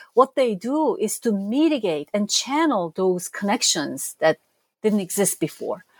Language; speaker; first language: English; non-native, fluent; Korean